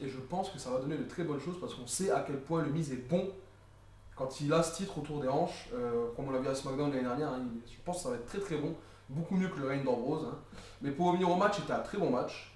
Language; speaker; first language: French; native; French